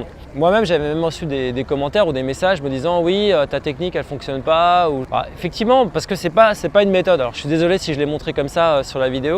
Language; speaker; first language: French; native; French